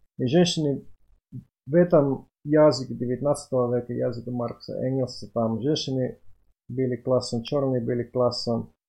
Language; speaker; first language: Russian; non-native, fluent; Finnish